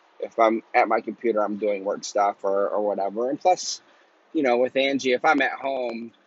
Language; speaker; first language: English; native; English